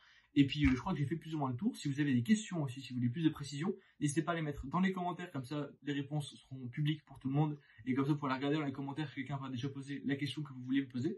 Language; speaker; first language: French; native; French